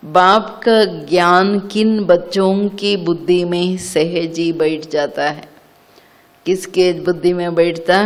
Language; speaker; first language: Hindi; non-native, local second language; Kannada